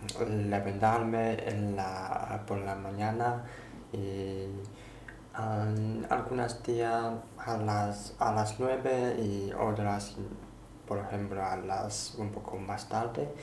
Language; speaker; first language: Spanish; non-native, learner; Chinese